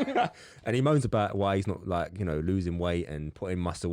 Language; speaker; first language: English; native; English